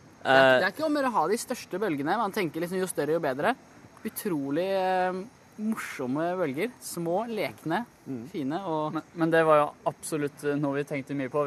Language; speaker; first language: Norwegian; native; Norwegian